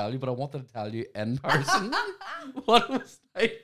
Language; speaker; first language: English; native; English